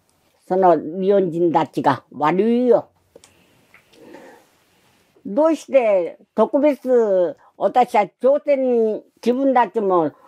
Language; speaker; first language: Japanese; non-native, learner; Korean